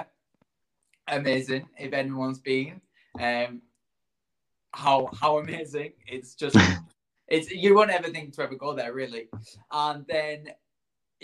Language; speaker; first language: English; native; English